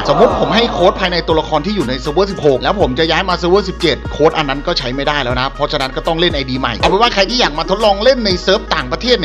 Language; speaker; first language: Thai; native; Thai